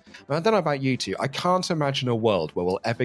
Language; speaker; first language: English; native; English